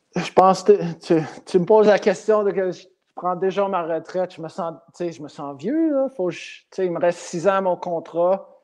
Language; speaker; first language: French; non-native, local second language; English